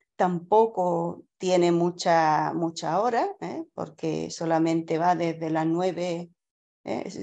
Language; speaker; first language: Spanish; native; Spanish